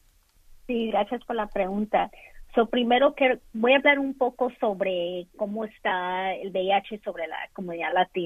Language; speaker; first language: Spanish; early bilingual, other home language; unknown